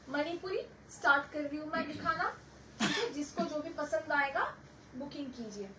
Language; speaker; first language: Hindi; non-native, local second language; Bangla